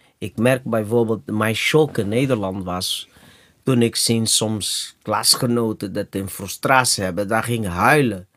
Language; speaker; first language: Dutch; non-native, fluent; Portuguese